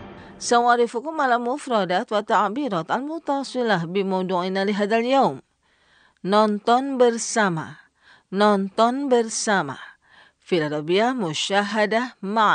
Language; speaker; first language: Arabic; non-native, fluent; Indonesian